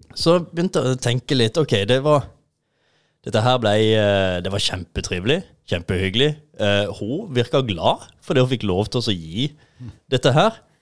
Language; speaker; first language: Norwegian; native; Norwegian